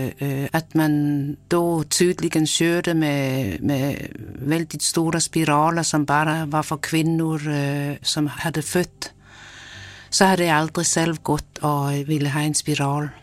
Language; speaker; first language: Swedish; non-native, fluent; Kalaallisut